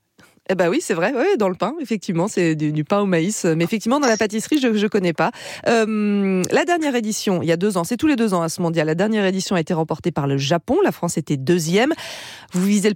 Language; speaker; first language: French; native; French